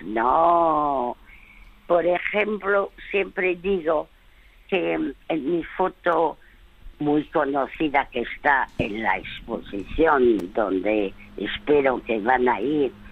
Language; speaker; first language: Spanish; early bilingual, other home language; French